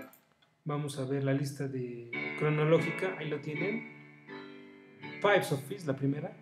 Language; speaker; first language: Spanish; native; Spanish